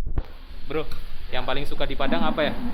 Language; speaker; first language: Indonesian; native; Indonesian